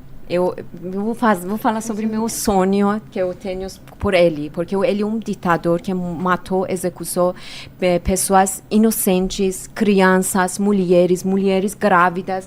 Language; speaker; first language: Portuguese; non-native, fluent; Persian